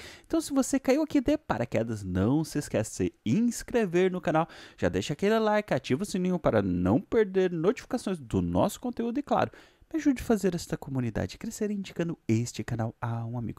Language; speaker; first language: Portuguese; native; Portuguese